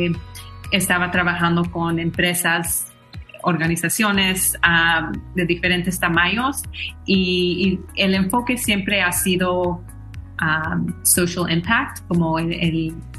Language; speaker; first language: Spanish; early bilingual, heritage; Spanish